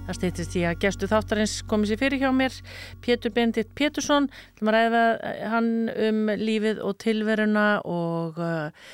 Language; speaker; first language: Icelandic; native; Icelandic